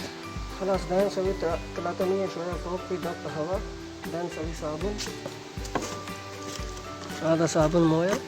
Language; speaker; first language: Arabic; non-native, learner; Punjabi